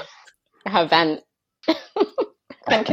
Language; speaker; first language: Danish; non-native, fluent; English